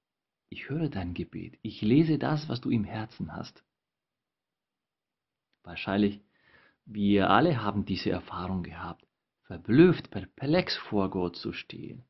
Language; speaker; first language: German; non-native, fluent; Spanish